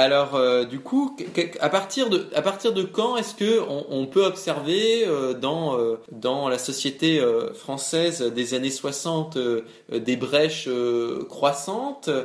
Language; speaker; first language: French; native; French